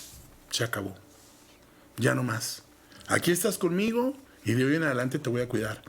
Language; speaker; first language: Spanish; native; Spanish